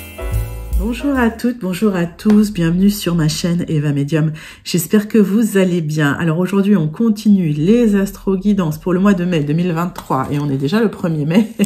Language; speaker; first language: French; native; French